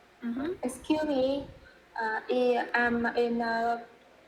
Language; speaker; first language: English; non-native, learner; Vietnamese